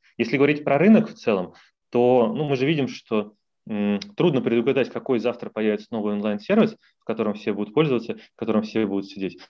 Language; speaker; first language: Russian; native; Russian